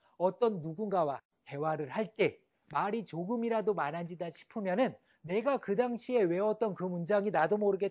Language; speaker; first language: Korean; native; Korean